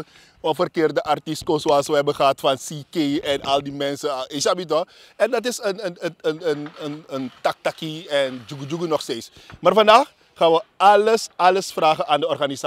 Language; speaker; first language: Dutch; native; Dutch